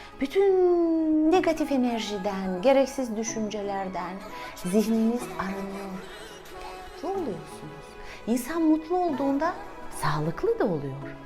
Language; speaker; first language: Turkish; non-native, fluent; Russian